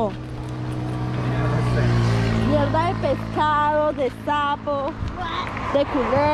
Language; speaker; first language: Spanish; native; Spanish